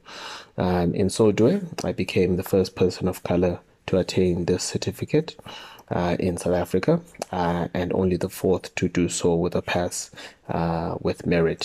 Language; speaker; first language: English; non-native, local second language; North Ndebele